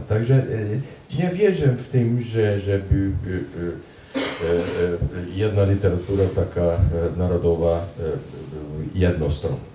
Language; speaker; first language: Polish; non-native, fluent; Hungarian